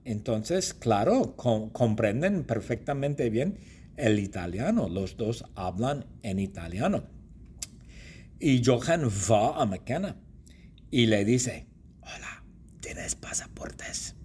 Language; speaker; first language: Spanish; non-native, fluent; English